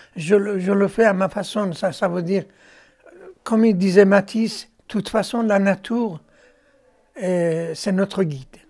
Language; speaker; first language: French; non-native, fluent; Persian